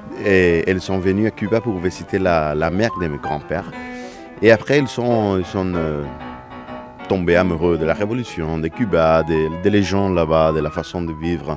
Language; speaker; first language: French; non-native, fluent; Spanish